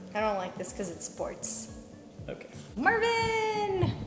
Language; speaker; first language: English; native; English